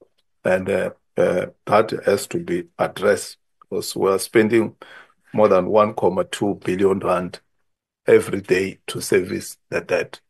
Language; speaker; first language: English; non-native, local second language; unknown